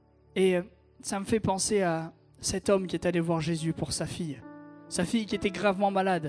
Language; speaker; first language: French; native; French